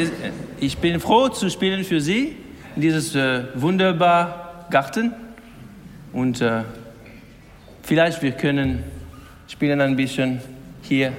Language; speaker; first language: German; non-native, learner; English